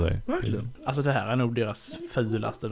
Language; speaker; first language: Swedish; native; Swedish